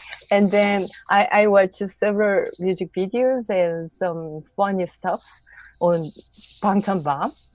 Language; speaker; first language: English; non-native, fluent; Korean